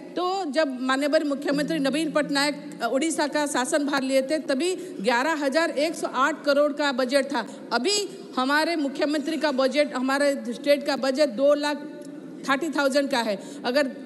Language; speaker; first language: Hindi; non-native, local second language; Odia